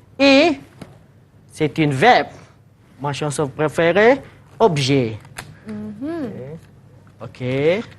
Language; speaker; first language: French; non-native, fluent; Malay